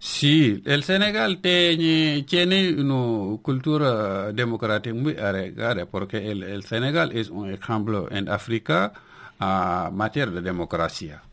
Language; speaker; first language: Spanish; non-native, local second language; Wolof